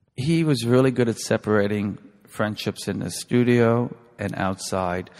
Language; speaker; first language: English; native; English